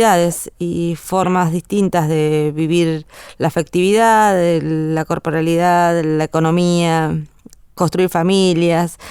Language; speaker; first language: Spanish; native; Spanish